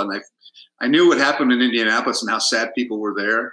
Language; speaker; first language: English; early bilingual, other home language; Spanish